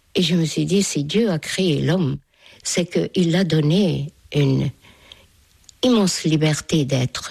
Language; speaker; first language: French; non-native, fluent; Hungarian